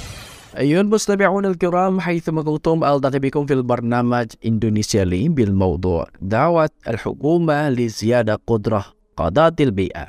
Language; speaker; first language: Arabic; non-native, fluent; Indonesian